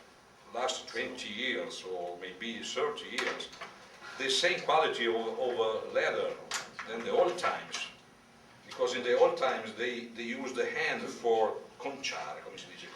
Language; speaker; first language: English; non-native, learner; Italian